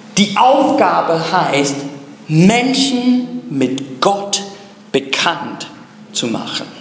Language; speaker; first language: German; non-native, fluent; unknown